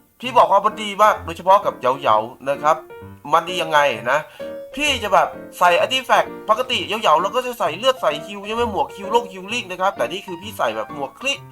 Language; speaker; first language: Thai; native; Thai